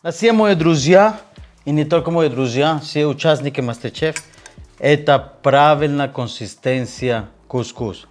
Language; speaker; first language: Russian; non-native, learner; Spanish